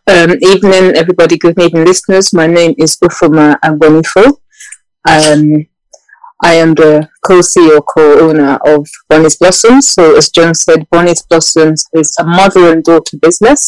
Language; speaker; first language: English; non-native, local second language; Yoruba